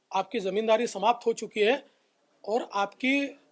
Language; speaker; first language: Hindi; non-native, local second language; Marathi